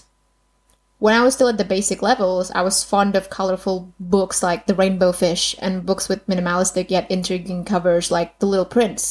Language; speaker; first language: English; non-native, fluent; Indonesian